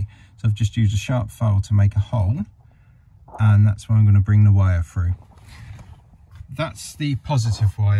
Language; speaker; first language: English; native; English